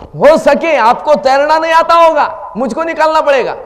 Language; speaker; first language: Hindi; non-native, local second language; Marathi